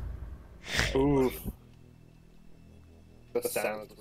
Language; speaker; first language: English; native; English